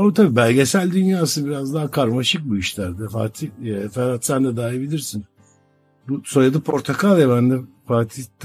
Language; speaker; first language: Turkish; native; Turkish